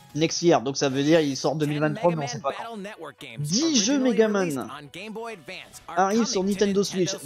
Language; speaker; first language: French; native; French